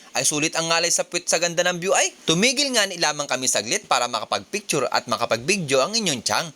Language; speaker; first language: Filipino; native; Filipino